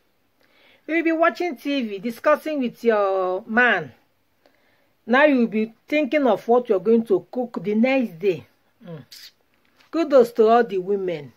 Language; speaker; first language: English; non-native, local second language; Igbo